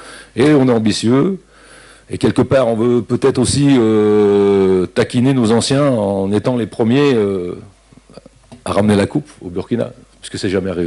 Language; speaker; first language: French; native; French